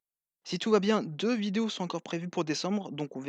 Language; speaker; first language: French; native; French